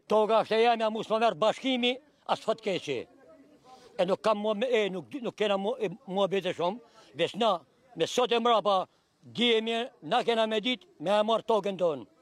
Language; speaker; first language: Albanian; native; Albanian